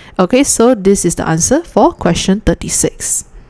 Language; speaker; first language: English; non-native, local second language; Chinese